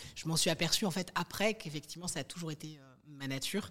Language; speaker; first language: French; native; French